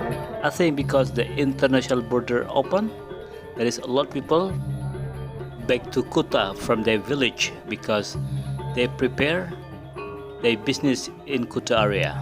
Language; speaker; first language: English; non-native, learner; Indonesian